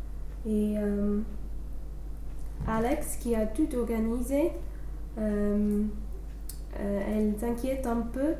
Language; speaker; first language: French; non-native, learner; English